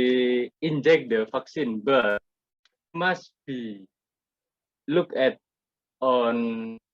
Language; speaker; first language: English; non-native, learner; Indonesian